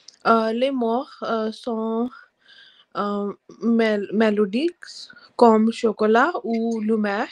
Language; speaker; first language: French; non-native, learner; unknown